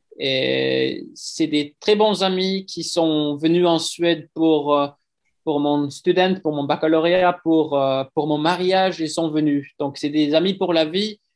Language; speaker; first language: French; non-native, fluent; Swedish